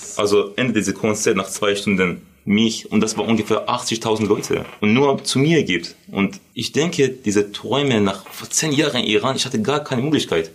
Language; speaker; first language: German; non-native, learner; Persian